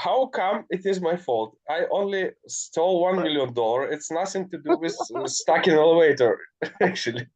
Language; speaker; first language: English; non-native, learner; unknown